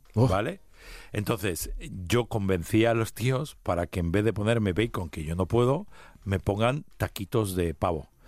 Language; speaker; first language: Spanish; early bilingual, heritage; Spanish